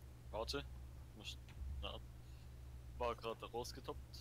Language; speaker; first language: German; native; German